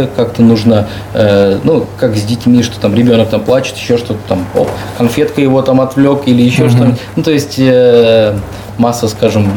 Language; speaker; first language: Russian; native; Russian